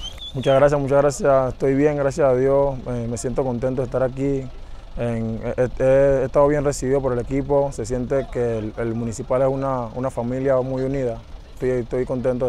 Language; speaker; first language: Spanish; native; Spanish